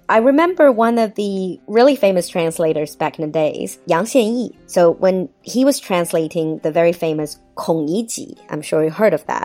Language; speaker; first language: English; non-native, fluent; Chinese